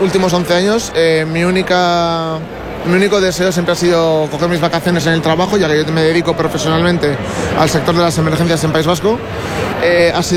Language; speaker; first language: Spanish; native; Spanish